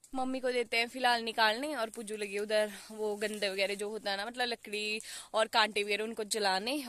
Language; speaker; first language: Hindi; native; Hindi